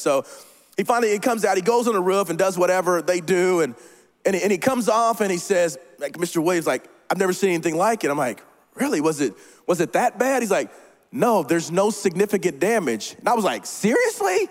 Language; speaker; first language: English; native; English